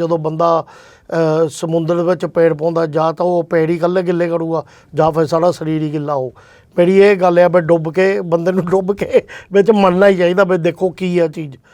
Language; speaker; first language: Punjabi; early bilingual, heritage; Punjabi